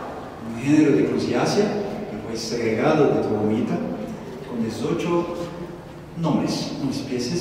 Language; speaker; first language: Spanish; non-native, learner; Portuguese